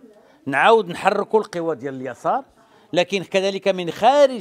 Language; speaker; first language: Arabic; native; Arabic